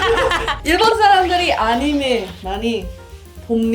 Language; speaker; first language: Korean; non-native, learner; Indonesian